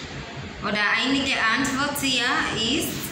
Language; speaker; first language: German; non-native, learner; English